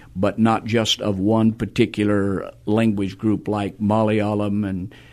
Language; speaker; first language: English; native; English